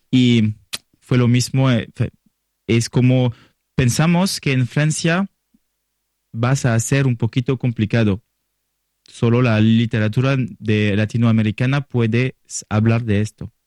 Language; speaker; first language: Spanish; non-native, learner; French